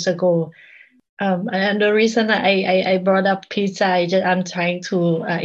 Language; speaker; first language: English; non-native, learner; Thai